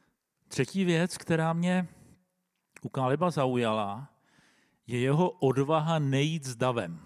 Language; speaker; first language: Czech; native; Czech